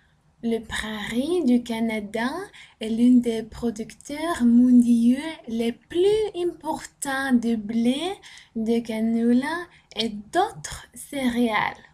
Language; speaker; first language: French; non-native, learner; Norwegian